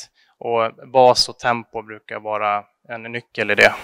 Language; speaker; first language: Swedish; native; Swedish